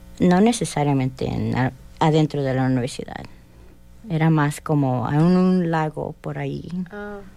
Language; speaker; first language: Spanish; early bilingual, heritage; Spanish